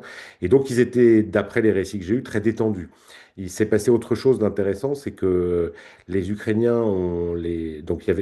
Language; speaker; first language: French; native; French